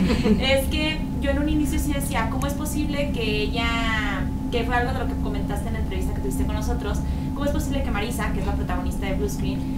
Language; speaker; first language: Spanish; native; Spanish